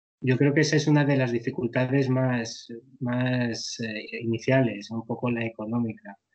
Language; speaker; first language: Spanish; native; Spanish